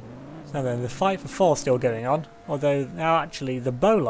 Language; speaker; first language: English; native; English